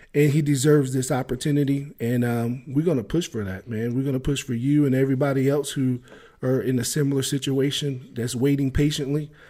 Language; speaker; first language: English; native; English